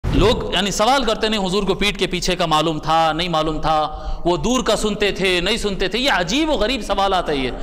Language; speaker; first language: Urdu; native; Urdu